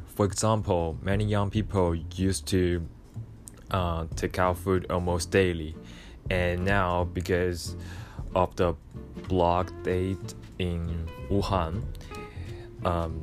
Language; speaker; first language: English; non-native, fluent; Chinese